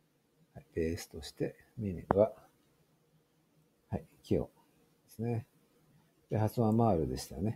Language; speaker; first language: Japanese; native; Japanese